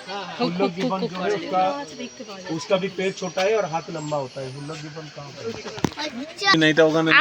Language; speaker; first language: Hindi; non-native, local second language; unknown